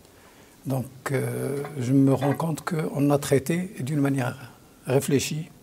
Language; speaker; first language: French; non-native, local second language; Arabic